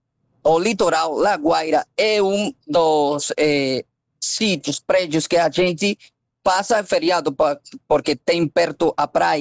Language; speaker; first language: Portuguese; non-native, fluent; Spanish